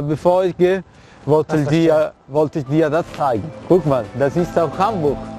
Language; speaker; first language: German; non-native, fluent; Italian